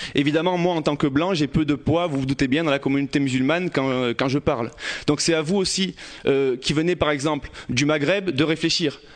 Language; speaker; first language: French; native; French